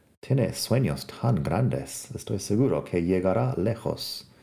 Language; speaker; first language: Spanish; non-native, fluent; English